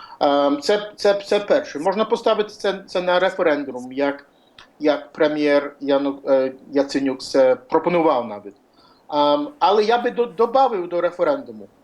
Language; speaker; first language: Ukrainian; early bilingual, heritage; Ukrainian